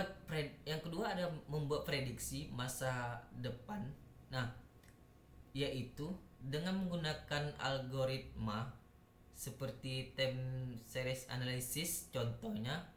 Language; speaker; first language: Indonesian; native; Indonesian